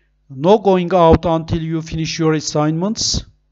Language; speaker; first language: English; non-native, fluent; Turkish